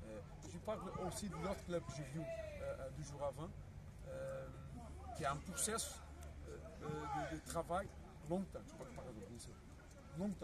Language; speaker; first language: French; non-native, fluent; Portuguese